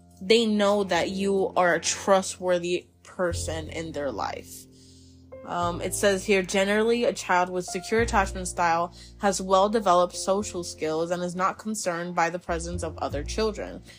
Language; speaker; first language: English; non-native, local second language; Spanish